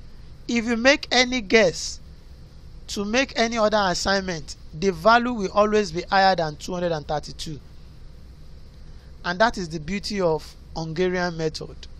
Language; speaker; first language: English; non-native, local second language; Yoruba